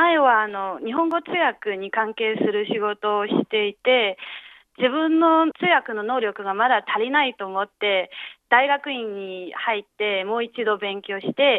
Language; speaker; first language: Japanese; non-native, fluent; Chinese